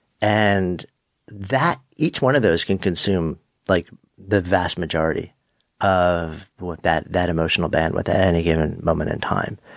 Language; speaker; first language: English; native; English